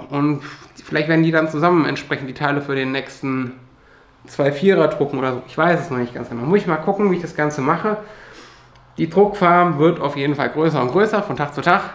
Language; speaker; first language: German; native; German